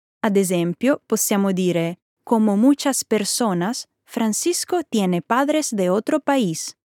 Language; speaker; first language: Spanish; non-native, fluent; Italian